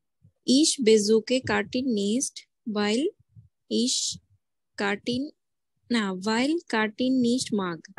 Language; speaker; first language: German; non-native, learner; Bangla